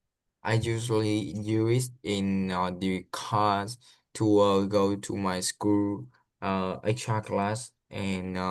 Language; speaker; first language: English; non-native, learner; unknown